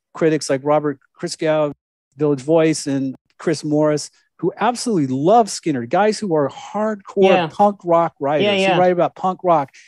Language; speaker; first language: English; native; English